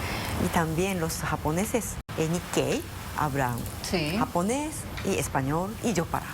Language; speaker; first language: Spanish; non-native, fluent; Japanese